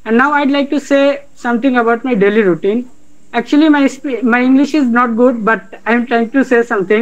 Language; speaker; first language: English; non-native, learner; Bangla